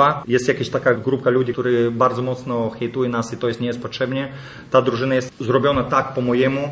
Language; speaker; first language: Polish; non-native, fluent; Lithuanian